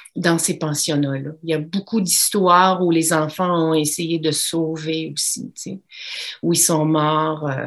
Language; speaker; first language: French; native; French